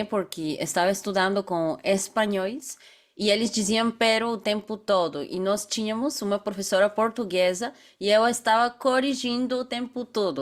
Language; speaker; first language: Portuguese; non-native, fluent; Bulgarian